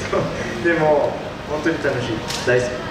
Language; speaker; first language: Japanese; early bilingual, heritage; Japanese